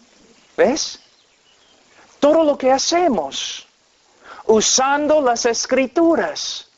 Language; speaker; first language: Spanish; non-native, fluent; English